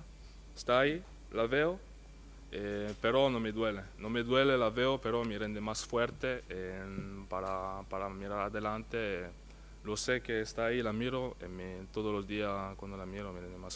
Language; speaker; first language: Spanish; non-native, fluent; French